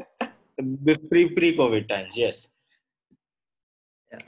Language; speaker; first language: English; non-native, local second language; Gujarati